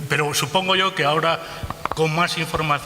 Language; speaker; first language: Spanish; native; Spanish